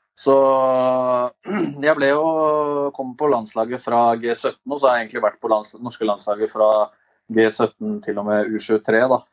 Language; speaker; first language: Norwegian; early bilingual, other home language; Albanian